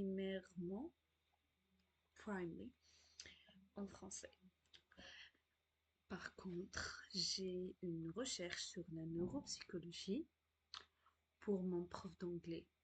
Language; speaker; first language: French; non-native, learner; Arabic